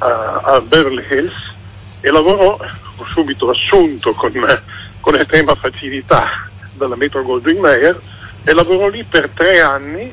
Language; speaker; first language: Italian; native; Italian